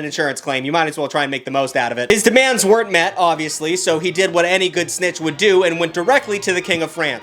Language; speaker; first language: English; native; English